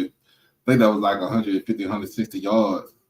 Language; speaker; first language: English; native; English